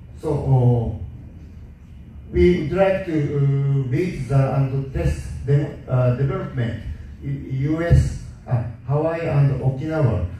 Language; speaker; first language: English; non-native, learner; Japanese